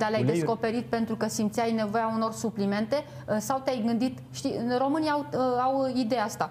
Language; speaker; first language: Romanian; native; Romanian